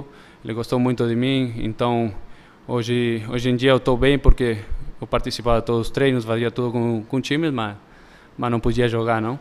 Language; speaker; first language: Portuguese; early bilingual, heritage; Spanish